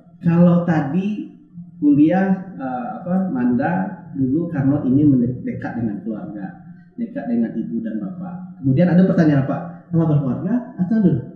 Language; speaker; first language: Indonesian; non-native, local second language; Minangkabau